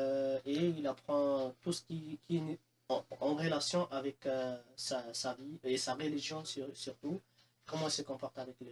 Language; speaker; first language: French; non-native, local second language; Arabic